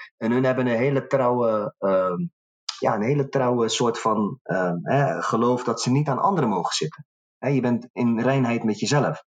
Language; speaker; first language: Dutch; early bilingual, other home language; Arabic